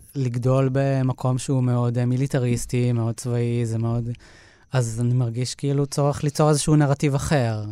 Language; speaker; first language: Hebrew; native; Hebrew